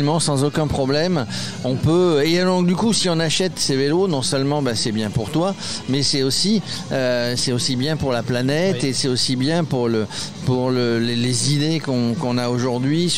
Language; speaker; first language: French; native; French